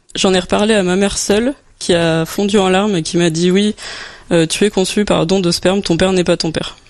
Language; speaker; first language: French; native; French